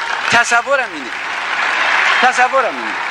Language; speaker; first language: Persian; native; Persian